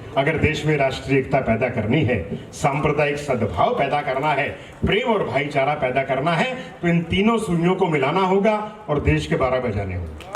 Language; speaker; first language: Hindi; non-native, local second language; Punjabi